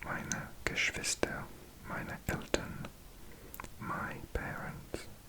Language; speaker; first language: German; non-native, learner; English